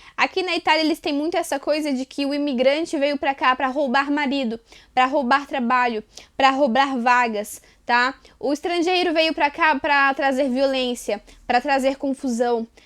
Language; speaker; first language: Portuguese; native; Portuguese